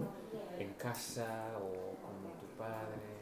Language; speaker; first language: Spanish; non-native, fluent; English